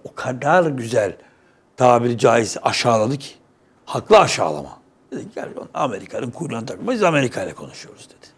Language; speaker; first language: Turkish; native; Turkish